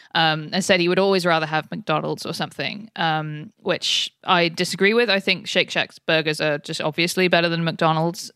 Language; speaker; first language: English; native; English